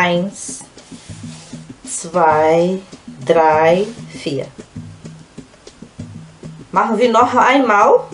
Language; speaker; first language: German; non-native, fluent; Portuguese